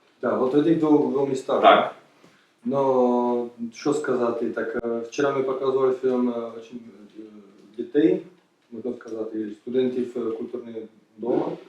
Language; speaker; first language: Ukrainian; non-native, learner; Czech